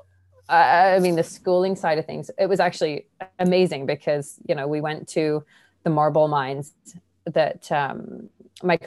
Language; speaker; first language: English; native; English